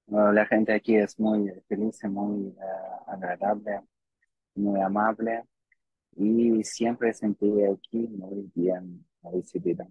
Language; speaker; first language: Spanish; non-native, learner; Russian